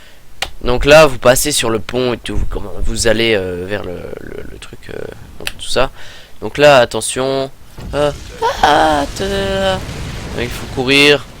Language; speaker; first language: French; native; French